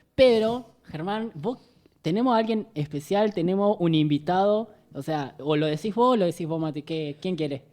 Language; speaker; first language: Spanish; native; Spanish